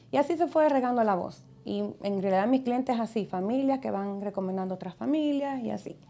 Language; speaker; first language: Spanish; native; Spanish